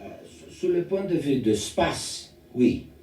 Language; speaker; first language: French; non-native, learner; Portuguese